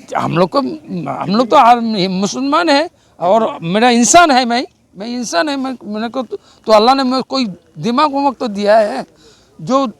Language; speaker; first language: Hindi; non-native, local second language; Bangla